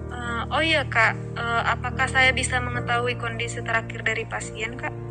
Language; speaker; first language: Indonesian; native; Indonesian